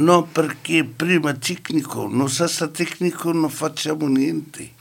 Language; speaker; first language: Italian; non-native, learner; Arabic